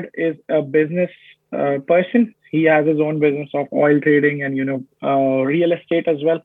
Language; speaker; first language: English; non-native, local second language; Hindi